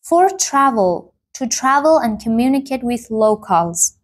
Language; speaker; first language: English; non-native, fluent; Persian